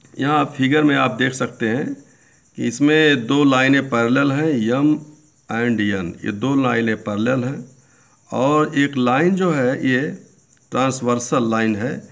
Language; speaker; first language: Hindi; native; Hindi